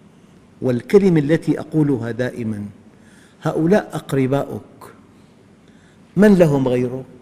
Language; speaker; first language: Arabic; native; Arabic